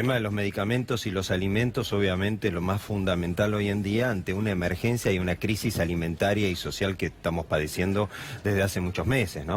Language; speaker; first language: Spanish; native; Spanish